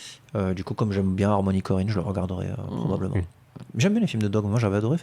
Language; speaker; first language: French; native; French